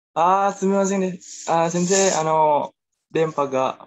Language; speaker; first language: Japanese; non-native, learner; Indonesian